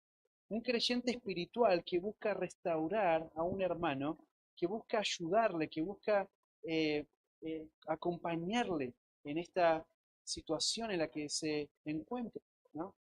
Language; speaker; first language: Spanish; native; Spanish